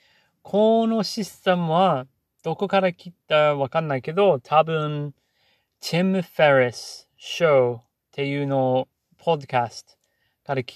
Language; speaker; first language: Japanese; non-native, learner; English